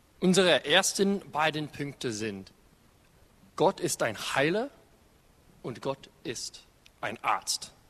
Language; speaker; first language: German; non-native, learner; English